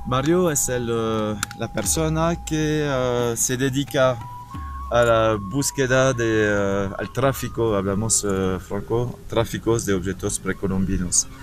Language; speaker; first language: Spanish; non-native, fluent; French